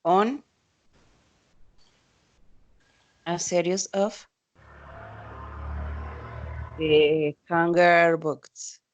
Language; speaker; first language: English; non-native, learner; Spanish